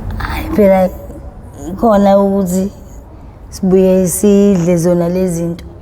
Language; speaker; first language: Zulu; native; Zulu